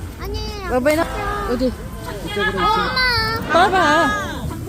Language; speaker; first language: Korean; non-native, learner; Filipino